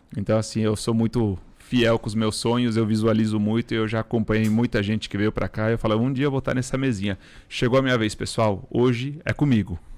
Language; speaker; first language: Portuguese; early bilingual, other home language; Spanish